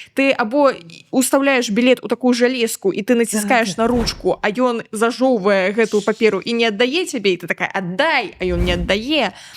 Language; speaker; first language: Belarusian; native; Belarusian